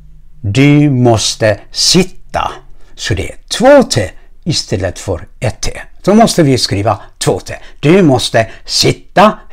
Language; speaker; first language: Swedish; non-native, fluent; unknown